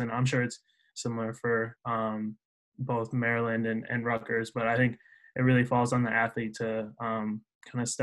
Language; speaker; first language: English; native; English